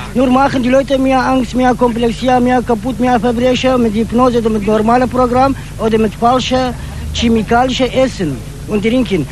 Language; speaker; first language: German; non-native, learner; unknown